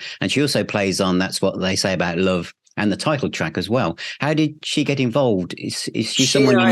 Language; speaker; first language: English; native; English